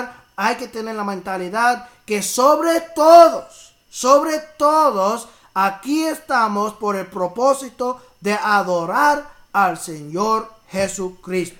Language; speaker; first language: Spanish; early bilingual, heritage; English